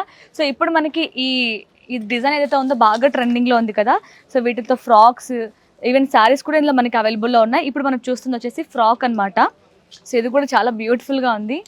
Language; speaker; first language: Telugu; native; Telugu